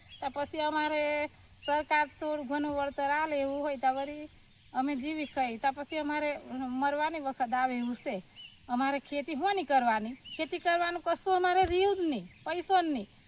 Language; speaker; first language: Gujarati; native; Gujarati